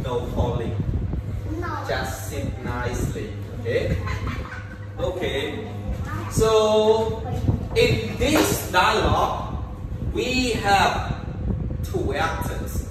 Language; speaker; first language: English; non-native, learner; Khmer